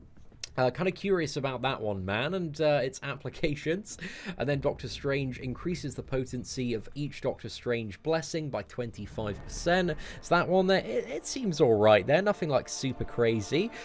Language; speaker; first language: English; native; English